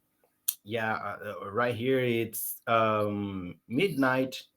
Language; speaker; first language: English; non-native, learner; Portuguese